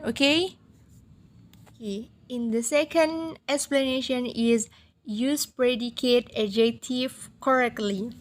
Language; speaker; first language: English; non-native, learner; Indonesian